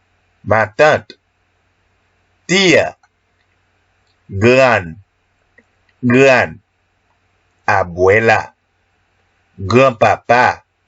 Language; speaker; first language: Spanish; non-native, learner; Haitian Creole